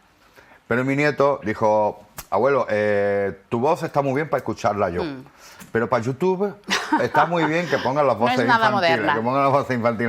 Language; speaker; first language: Spanish; native; Spanish